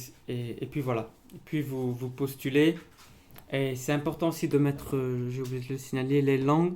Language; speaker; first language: French; non-native, local second language; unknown